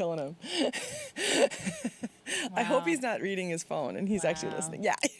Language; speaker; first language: English; native; English